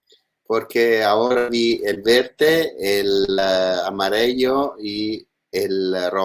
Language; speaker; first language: Spanish; non-native, learner; Italian